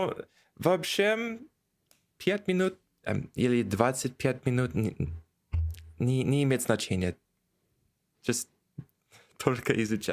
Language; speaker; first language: Russian; non-native, learner; English